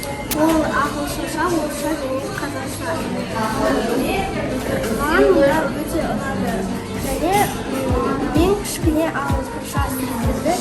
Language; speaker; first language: Kazakh; non-native, local second language; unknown